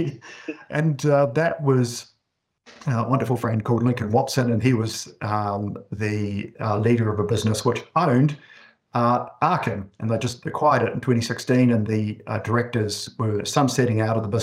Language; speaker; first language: English; native; English